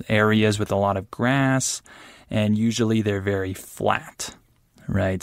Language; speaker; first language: English; native; English